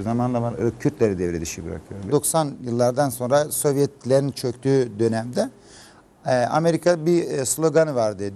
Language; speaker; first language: Turkish; non-native, fluent; Kurdish